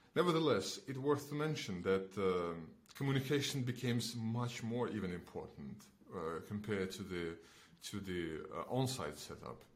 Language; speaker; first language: English; non-native, fluent; Belarusian